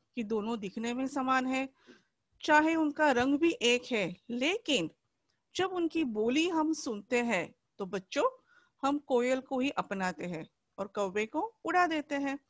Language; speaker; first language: Hindi; non-native, local second language; Marathi